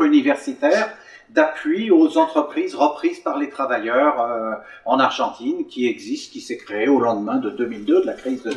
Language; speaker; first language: French; native; French